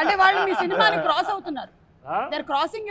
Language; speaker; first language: Telugu; native; Telugu